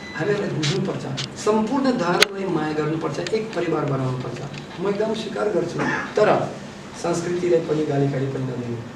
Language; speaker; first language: Nepali; non-native, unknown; Russian